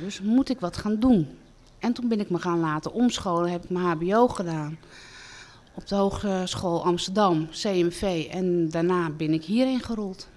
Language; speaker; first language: Dutch; native; Dutch